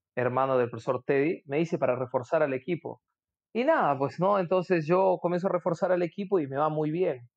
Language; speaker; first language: Spanish; native; Spanish